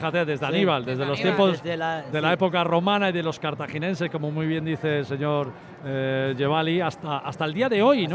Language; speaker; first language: Spanish; native; Spanish